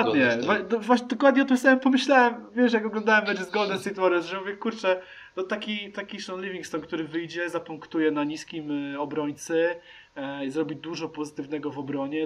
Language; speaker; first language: Polish; native; Polish